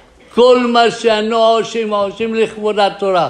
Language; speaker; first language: Hebrew; non-native, fluent; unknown